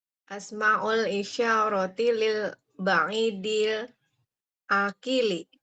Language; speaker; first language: Arabic; non-native, learner; Indonesian